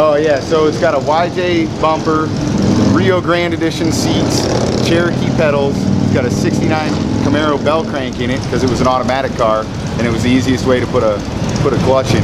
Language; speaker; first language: English; native; English